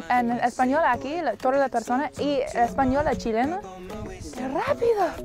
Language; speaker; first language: Spanish; early bilingual, heritage; English